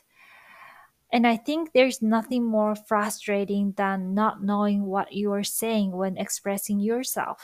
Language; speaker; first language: English; non-native, fluent; Japanese